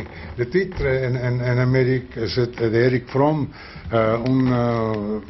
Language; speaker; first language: French; non-native, learner; Spanish